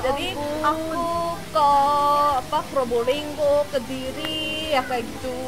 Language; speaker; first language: Indonesian; non-native, fluent; Korean